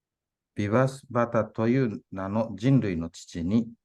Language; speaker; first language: Japanese; native; Japanese